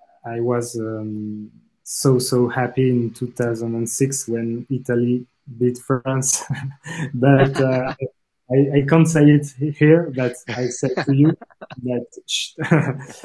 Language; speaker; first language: English; non-native, fluent; French